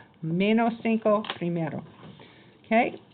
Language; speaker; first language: Spanish; non-native, learner; English